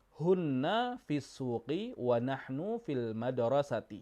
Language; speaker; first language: Arabic; non-native, fluent; Indonesian